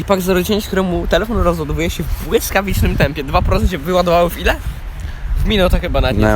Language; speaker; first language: Polish; native; Polish